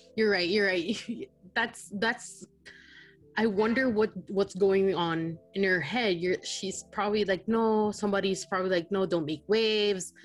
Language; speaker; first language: English; non-native, local second language; Filipino